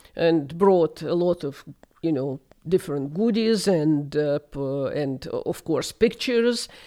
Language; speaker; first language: English; non-native, fluent; Russian